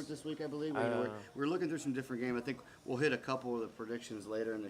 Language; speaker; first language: English; native; English